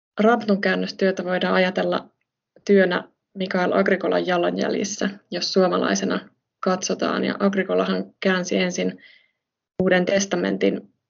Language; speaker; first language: Finnish; native; Finnish